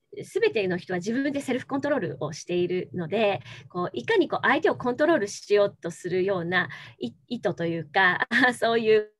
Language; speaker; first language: Japanese; native; Japanese